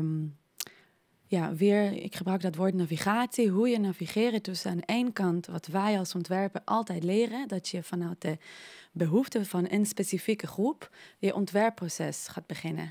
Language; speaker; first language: Dutch; non-native, fluent; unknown